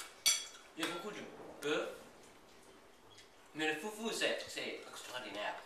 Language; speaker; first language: French; non-native, learner; English